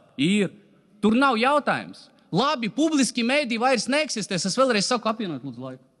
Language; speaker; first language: Latvian; non-native, local second language; Russian